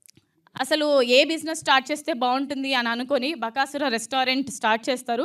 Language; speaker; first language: Telugu; native; Telugu